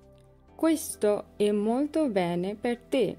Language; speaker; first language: Italian; non-native, learner; Bangla